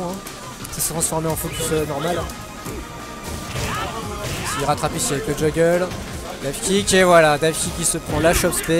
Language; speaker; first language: French; native; French